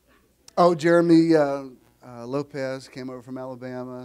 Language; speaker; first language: English; native; English